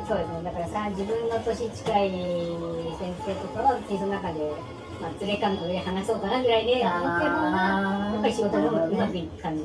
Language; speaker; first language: Japanese; native; Japanese